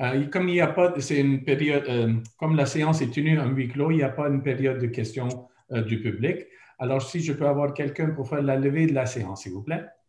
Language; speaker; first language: French; non-native, fluent; English